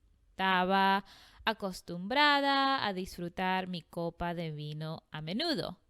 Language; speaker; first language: Spanish; non-native, fluent; English